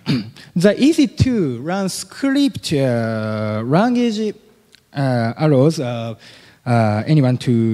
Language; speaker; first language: English; non-native, learner; Japanese